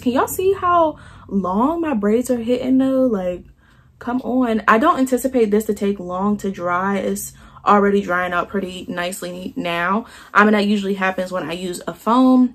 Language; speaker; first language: English; native; English